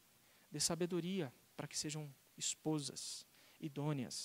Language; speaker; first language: Portuguese; native; Portuguese